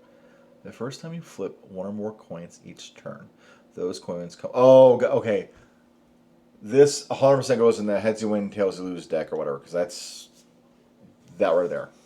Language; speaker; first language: English; native; English